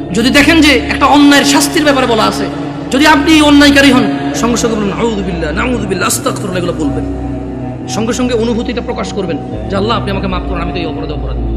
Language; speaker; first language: Bangla; early bilingual, heritage; Bangla